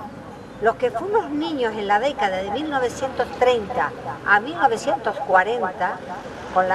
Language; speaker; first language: Spanish; native; Spanish